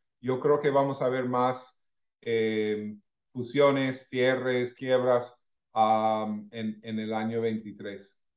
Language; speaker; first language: Spanish; non-native, fluent; English